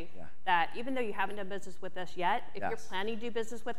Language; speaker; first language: English; native; English